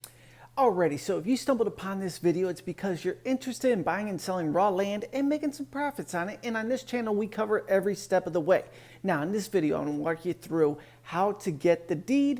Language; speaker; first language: English; native; English